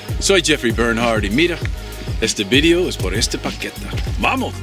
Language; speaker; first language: Spanish; non-native, learner; English